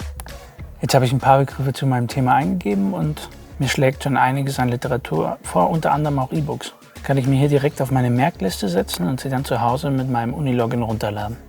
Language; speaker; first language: German; native; German